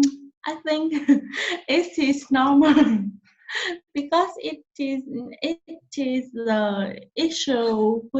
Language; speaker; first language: English; non-native, learner; Vietnamese